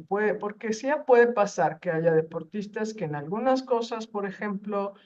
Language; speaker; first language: Spanish; native; Spanish